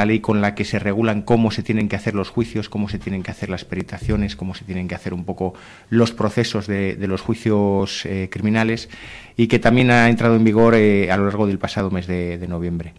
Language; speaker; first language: Spanish; native; Spanish